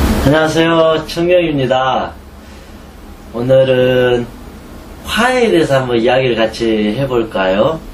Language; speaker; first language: Korean; native; Korean